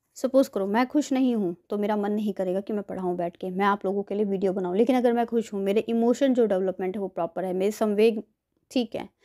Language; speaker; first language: Hindi; native; Hindi